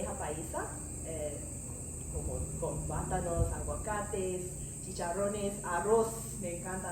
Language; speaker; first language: Spanish; non-native, learner; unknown